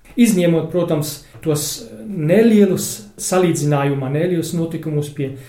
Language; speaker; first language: Latvian; non-native, fluent; German